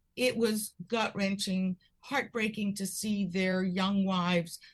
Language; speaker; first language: English; early bilingual, other home language; Spanish